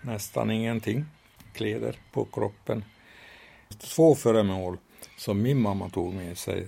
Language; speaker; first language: Swedish; non-native, fluent; Hungarian